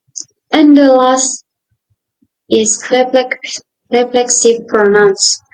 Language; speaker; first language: English; non-native, local second language; Indonesian